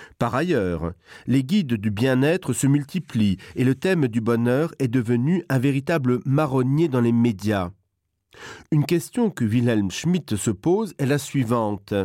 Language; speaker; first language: French; non-native, local second language; Luxembourgish